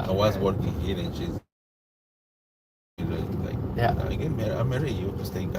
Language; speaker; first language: English; non-native, learner; Spanish